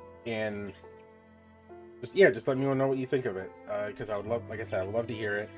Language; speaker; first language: English; native; English